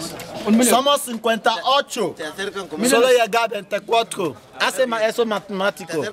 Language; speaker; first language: Spanish; non-native, learner; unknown